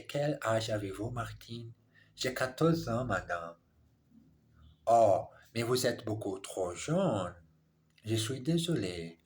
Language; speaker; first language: French; non-native, learner; English